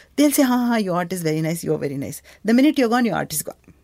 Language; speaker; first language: English; non-native, local second language; Kannada